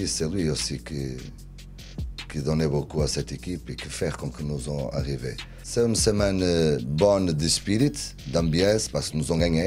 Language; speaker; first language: French; non-native, learner; Portuguese